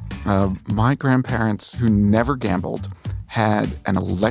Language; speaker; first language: English; native; English